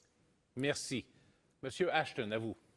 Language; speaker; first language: French; native; French